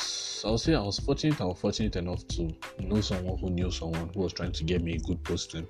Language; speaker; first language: English; non-native, local second language; Yoruba